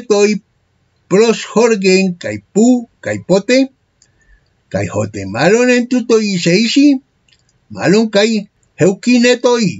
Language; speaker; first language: Greek; non-native, fluent; Spanish